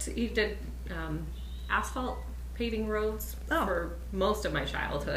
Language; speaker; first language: English; native; English